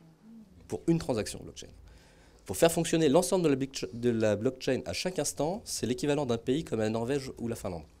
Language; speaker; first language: French; native; French